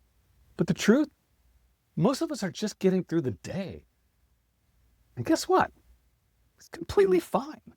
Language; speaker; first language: English; native; English